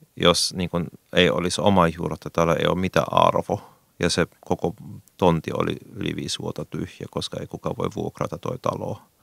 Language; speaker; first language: Finnish; non-native, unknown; German